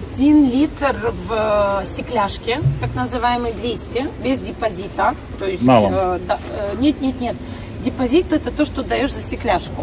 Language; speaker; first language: Russian; native; Russian